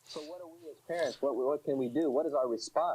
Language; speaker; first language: English; native; English